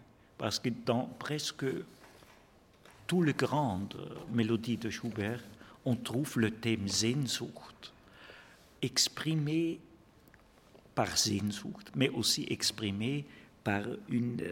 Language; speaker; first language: French; non-native, fluent; German